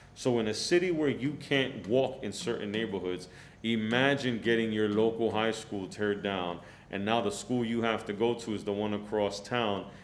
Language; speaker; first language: English; early bilingual, other home language; Spanish